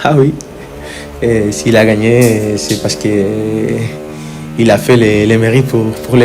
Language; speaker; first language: French; non-native, fluent; Spanish